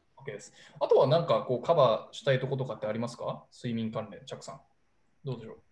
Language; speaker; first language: Japanese; native; Japanese